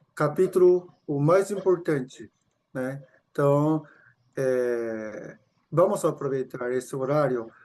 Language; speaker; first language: Portuguese; non-native, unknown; Japanese